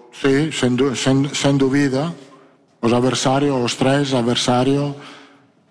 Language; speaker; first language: Portuguese; non-native, learner; Italian